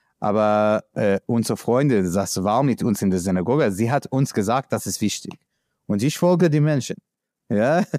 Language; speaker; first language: German; non-native, learner; English